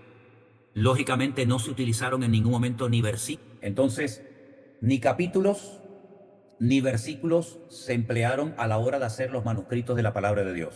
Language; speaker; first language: Spanish; native; Spanish